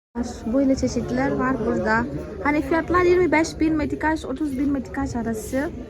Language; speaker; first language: Turkish; non-native, fluent; Portuguese